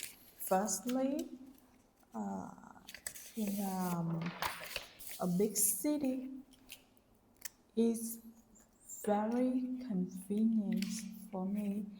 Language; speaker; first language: English; non-native, learner; Vietnamese